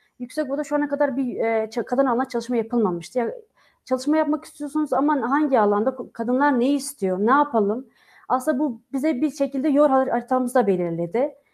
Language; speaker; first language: Turkish; non-native, local second language; Kurdish